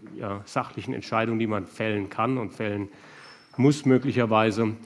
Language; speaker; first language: German; native; German